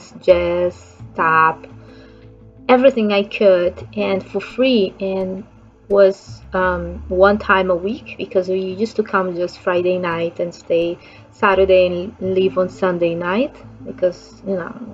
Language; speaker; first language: English; non-native, fluent; Portuguese